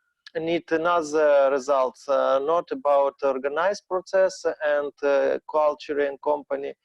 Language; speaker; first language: English; non-native, learner; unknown